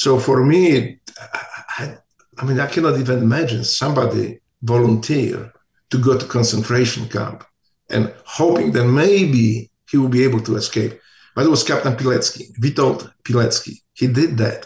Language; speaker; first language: English; non-native, fluent; Polish